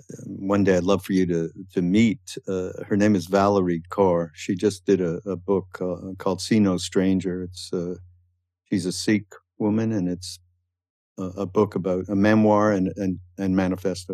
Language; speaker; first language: English; native; English